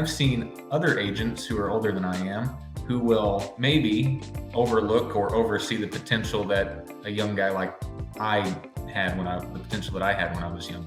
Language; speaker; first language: English; native; English